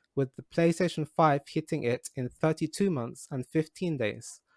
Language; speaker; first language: English; native; English